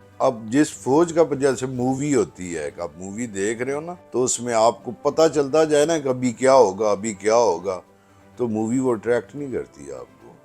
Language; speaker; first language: Urdu; non-native, local second language; Pahari-Potwari